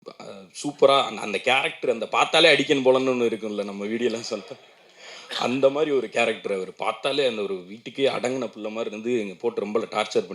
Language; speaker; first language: Tamil; native; Tamil